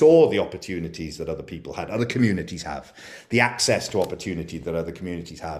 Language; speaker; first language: English; native; English